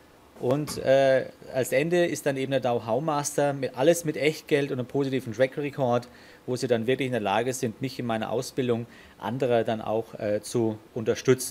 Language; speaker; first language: German; native; German